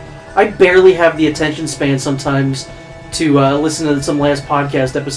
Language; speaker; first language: English; native; English